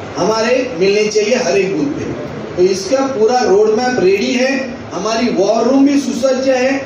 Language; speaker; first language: Hindi; non-native, local second language; Marathi